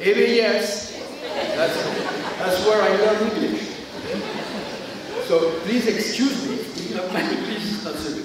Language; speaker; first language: English; non-native, learner; French